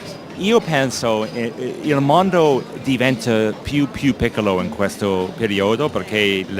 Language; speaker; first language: Italian; non-native, learner; English